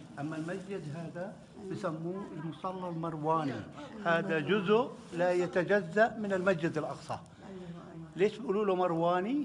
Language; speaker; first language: Arabic; native; Arabic